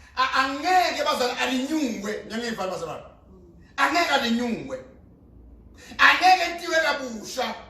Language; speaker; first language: Zulu; non-native, local second language; Swati